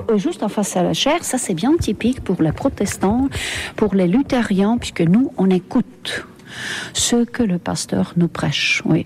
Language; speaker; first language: French; non-native, fluent; Estonian